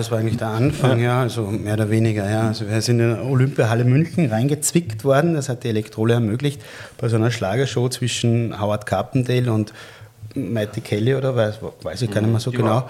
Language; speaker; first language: German; native; German